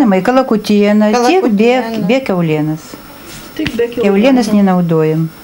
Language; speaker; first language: Lithuanian; non-native, local second language; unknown